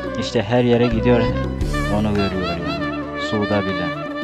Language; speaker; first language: Turkish; non-native, fluent; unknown